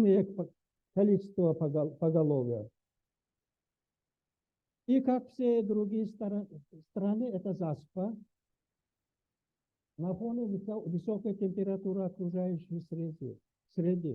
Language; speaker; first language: Russian; native; Russian